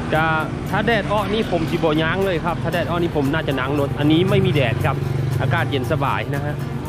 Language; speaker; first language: Thai; native; Thai